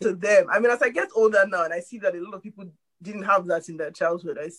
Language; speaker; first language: English; non-native, local second language; Yoruba